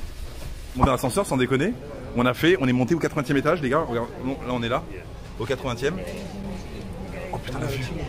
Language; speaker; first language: French; native; French